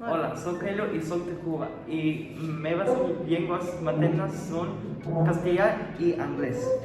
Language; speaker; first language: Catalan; non-native, learner; Spanish